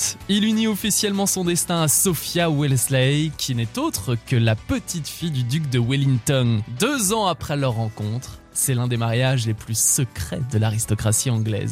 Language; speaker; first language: French; native; French